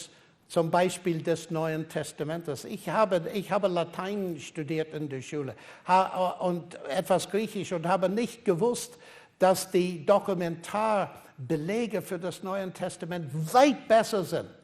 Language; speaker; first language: German; non-native, fluent; English